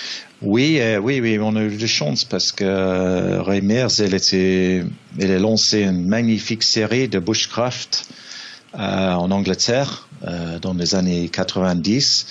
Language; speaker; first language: French; non-native, fluent; English